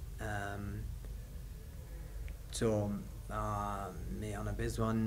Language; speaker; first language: French; non-native, learner; English